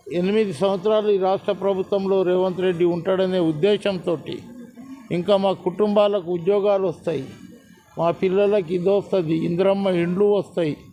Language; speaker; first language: Telugu; non-native, local second language; Lambadi